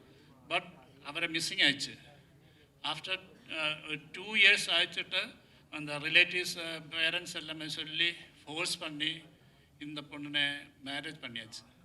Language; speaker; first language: Tamil; non-native, learner; Malayalam